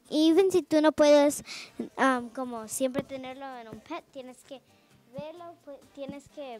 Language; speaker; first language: Spanish; early bilingual, heritage; Spanish